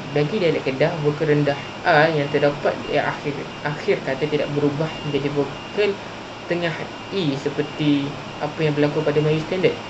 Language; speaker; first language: Malay; native; Malay